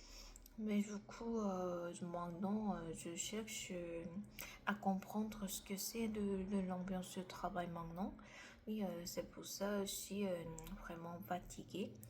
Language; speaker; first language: French; non-native, learner; Korean